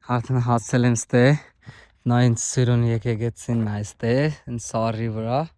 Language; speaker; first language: Armenian; non-native, learner; Hindi